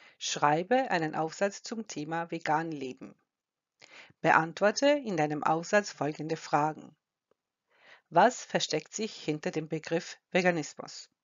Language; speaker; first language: German; non-native, fluent; Croatian